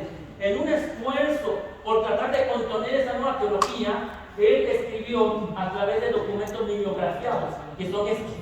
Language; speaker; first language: Spanish; native; Spanish